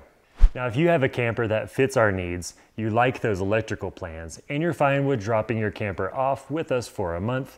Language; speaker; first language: English; native; English